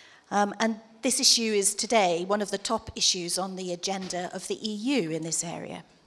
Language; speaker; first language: English; native; English